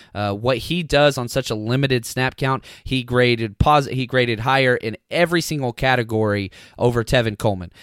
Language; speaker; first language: English; native; English